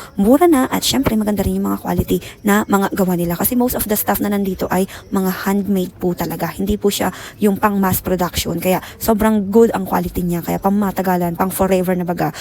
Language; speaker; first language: Filipino; non-native, local second language; Iloko